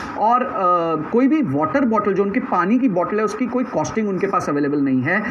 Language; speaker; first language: Hindi; native; Hindi